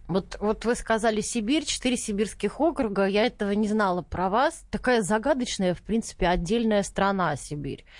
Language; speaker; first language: Russian; native; Russian